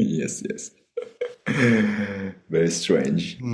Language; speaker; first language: English; non-native, learner; Japanese